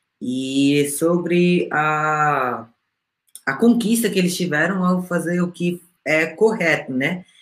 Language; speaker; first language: Portuguese; non-native, fluent; Spanish